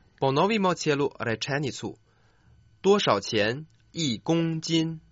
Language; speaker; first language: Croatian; non-native, fluent; Chinese